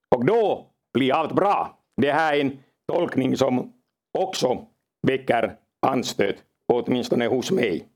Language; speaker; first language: Swedish; non-native, local second language; Finnish